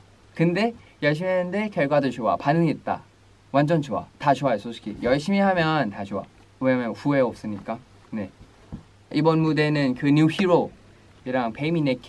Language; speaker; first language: Korean; non-native, fluent; Thai